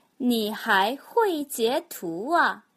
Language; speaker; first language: Chinese; non-native, fluent; Korean